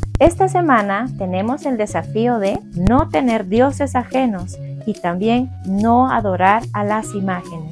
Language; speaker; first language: Spanish; native; Spanish